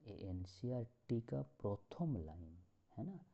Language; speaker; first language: Hindi; non-native, local second language; Bangla